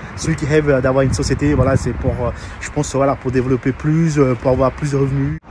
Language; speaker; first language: French; non-native, fluent; Portuguese